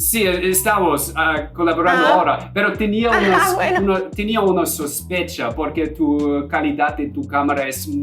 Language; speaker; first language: Spanish; non-native, fluent; German